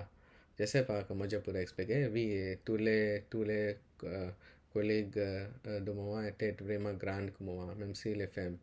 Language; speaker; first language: French; non-native, learner; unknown